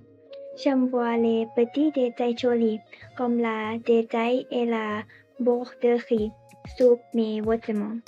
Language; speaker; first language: French; non-native, learner; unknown